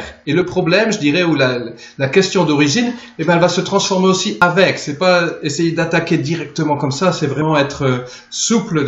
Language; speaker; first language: French; native; French